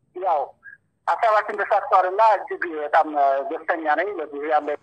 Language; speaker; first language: Amharic; native; Amharic